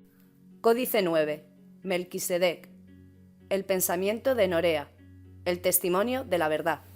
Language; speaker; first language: Spanish; native; Spanish